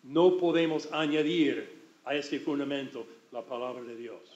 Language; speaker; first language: Spanish; non-native, fluent; English